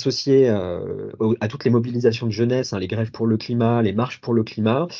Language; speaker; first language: French; native; French